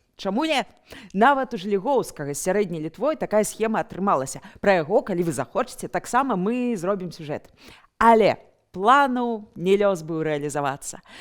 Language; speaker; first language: Belarusian; native; Belarusian